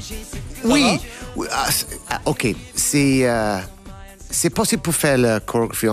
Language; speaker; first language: French; non-native, learner; English